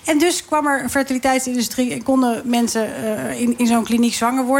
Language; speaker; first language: Dutch; native; Dutch